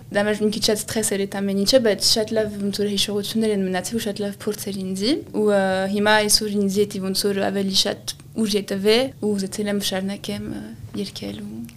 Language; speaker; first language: Armenian; early bilingual, heritage; Armenian